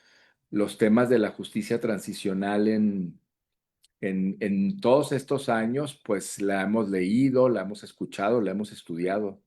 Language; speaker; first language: Spanish; native; Spanish